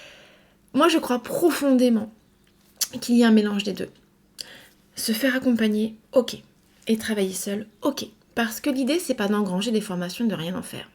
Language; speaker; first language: French; native; French